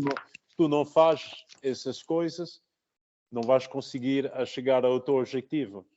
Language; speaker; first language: Portuguese; early bilingual, heritage; Portuguese